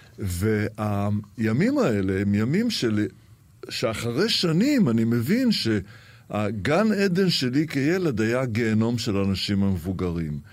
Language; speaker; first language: Hebrew; early bilingual, other home language; Arabic